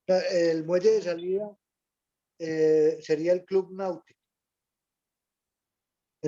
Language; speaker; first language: Spanish; native; Spanish